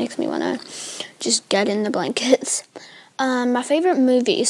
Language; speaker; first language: English; native; English